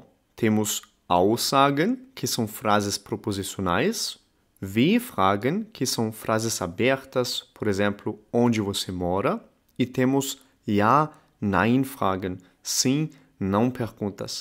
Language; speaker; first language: Portuguese; non-native, fluent; German